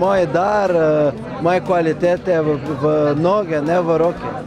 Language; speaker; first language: Slovenian; non-native, learner; Portuguese